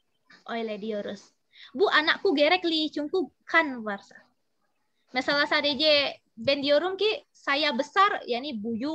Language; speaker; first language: Turkish; non-native, learner; Indonesian